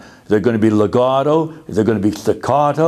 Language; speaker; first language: English; native; English